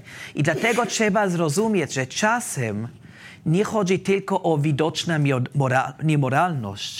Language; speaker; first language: Polish; non-native, learner; German